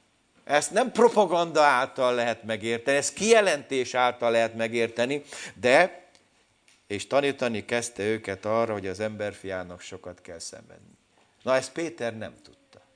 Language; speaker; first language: Hungarian; native; Hungarian